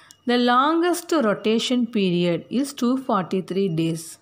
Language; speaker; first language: English; non-native, local second language; Tamil